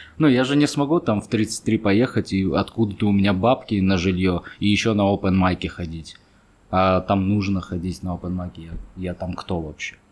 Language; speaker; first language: Russian; early bilingual, other home language; Armenian